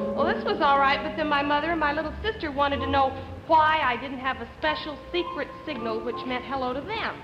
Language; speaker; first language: English; native; English